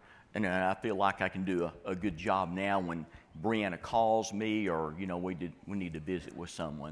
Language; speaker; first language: English; native; English